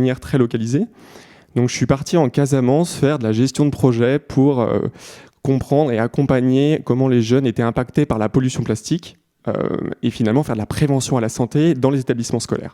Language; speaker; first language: French; native; French